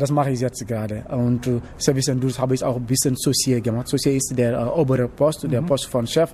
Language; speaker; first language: German; non-native, learner; Wolof